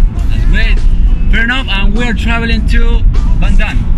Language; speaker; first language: English; non-native, fluent; Spanish